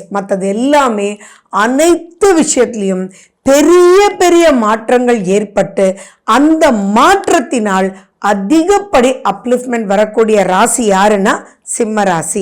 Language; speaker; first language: Tamil; native; Tamil